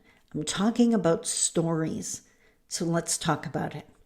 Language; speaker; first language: English; native; English